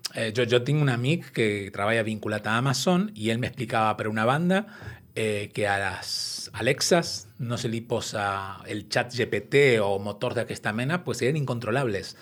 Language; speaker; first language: Catalan; non-native, local second language; Spanish